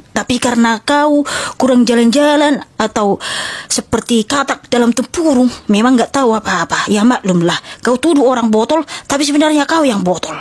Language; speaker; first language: Indonesian; native; Indonesian